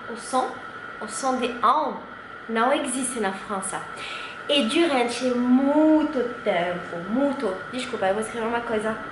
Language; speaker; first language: Portuguese; non-native, fluent; French